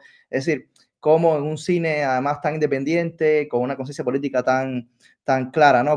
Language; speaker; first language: Spanish; native; Spanish